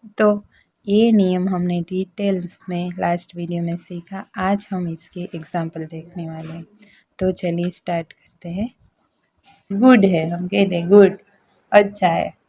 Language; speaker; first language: Hindi; native; Hindi